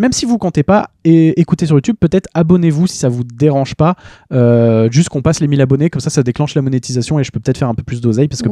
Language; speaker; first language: French; native; French